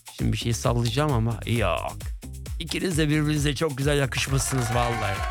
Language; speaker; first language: Turkish; early bilingual, heritage; Turkish